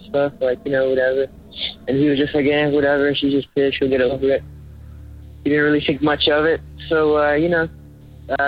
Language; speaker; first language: English; native; English